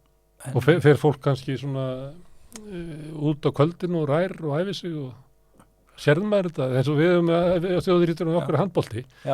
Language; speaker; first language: Icelandic; native; Icelandic